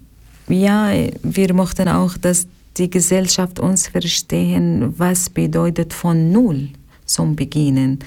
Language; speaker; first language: German; non-native, learner; Arabic